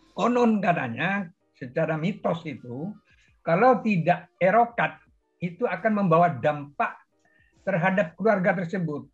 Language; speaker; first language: Indonesian; non-native, local second language; Madurese